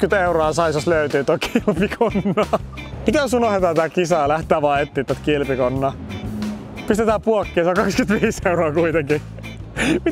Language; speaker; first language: Finnish; native; Finnish